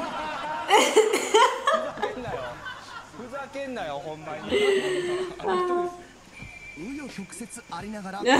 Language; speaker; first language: Japanese; native; Japanese